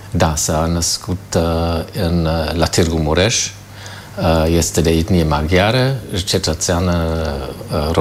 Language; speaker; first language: Romanian; non-native, fluent; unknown